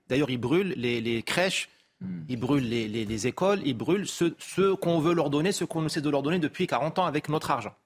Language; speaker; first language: French; non-native, local second language; Arabic